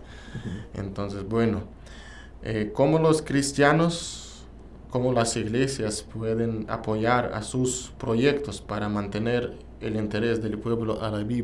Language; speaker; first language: Spanish; non-native, learner; Russian